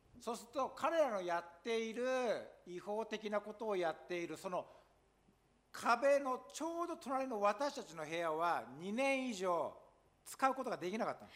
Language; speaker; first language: Japanese; non-native, fluent; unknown